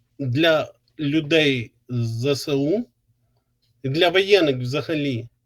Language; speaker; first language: Ukrainian; non-native, local second language; Russian